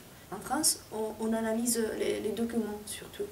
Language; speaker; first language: French; non-native, fluent; Italian